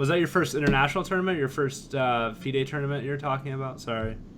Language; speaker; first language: English; native; English